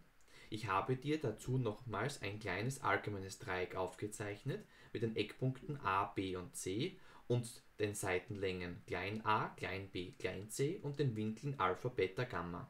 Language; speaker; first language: German; native; German